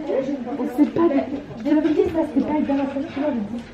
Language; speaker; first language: French; native; French